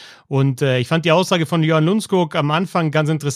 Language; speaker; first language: German; native; German